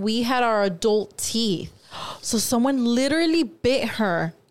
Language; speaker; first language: English; early bilingual, other home language; Spanish